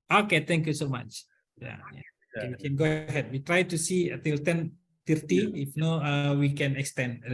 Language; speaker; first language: English; non-native, learner; Indonesian